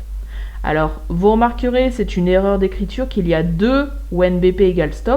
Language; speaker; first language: French; native; French